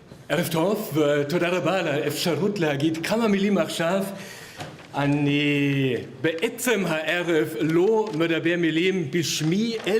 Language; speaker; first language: Hebrew; non-native, learner; German